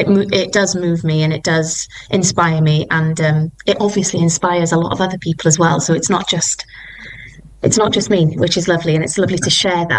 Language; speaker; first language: English; non-native, local second language; Welsh